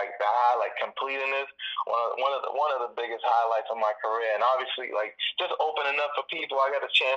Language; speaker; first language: English; early bilingual, other home language; Spanish